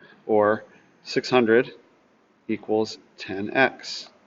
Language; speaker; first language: English; native; English